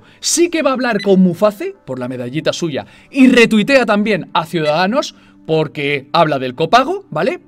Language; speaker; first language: Spanish; native; Spanish